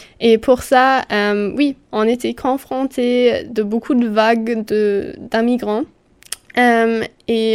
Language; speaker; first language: French; non-native, fluent; German